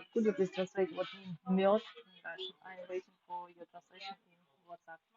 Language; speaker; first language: English; non-native, fluent; Russian